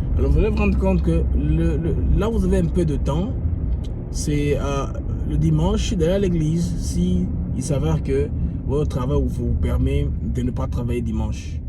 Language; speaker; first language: French; non-native, local second language; Lingala